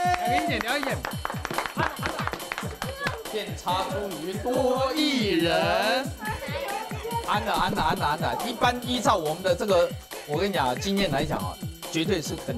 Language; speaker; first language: Chinese; native; Chinese